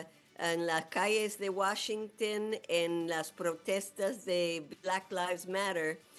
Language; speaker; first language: Spanish; non-native, fluent; English